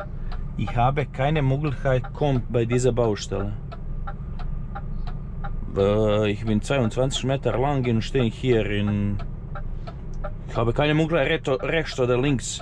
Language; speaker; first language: German; non-native, learner; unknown